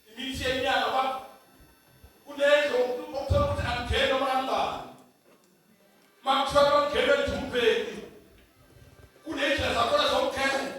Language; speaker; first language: Zulu; native; Zulu